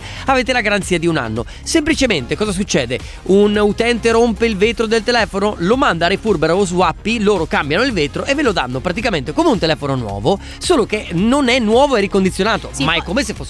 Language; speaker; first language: Italian; native; Italian